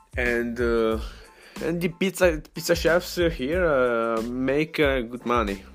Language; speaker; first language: English; non-native, learner; Ukrainian